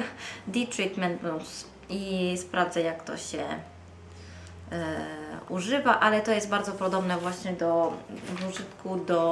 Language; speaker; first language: Polish; non-native, fluent; Italian